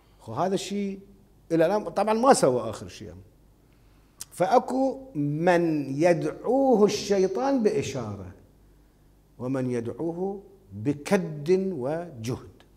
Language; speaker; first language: Arabic; native; Arabic